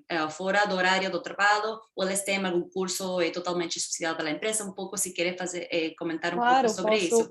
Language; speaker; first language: Portuguese; non-native, fluent; Spanish